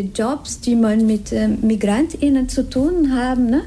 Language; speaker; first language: German; non-native, fluent; Spanish